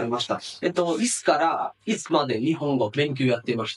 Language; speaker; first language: Japanese; non-native, fluent; Bangla